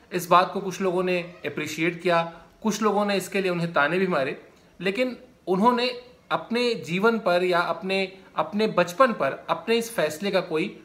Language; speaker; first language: Hindi; native; Hindi